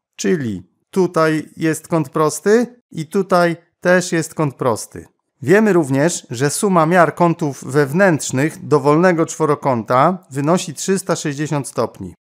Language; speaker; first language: Polish; native; Polish